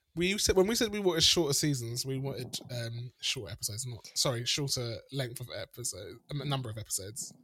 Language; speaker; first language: English; native; English